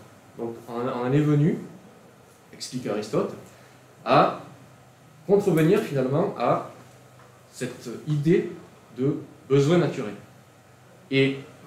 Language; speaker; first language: French; native; French